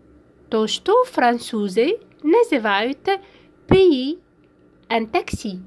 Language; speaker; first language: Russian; non-native, fluent; French